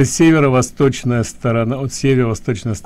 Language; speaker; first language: Russian; native; Russian